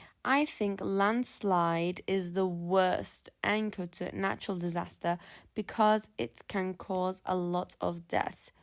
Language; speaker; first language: English; non-native, fluent; Turkish